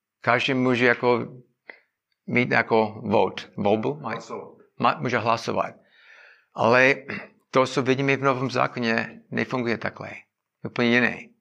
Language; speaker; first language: Czech; non-native, learner; English